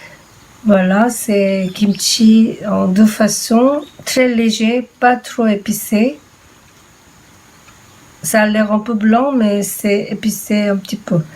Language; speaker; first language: French; non-native, fluent; Korean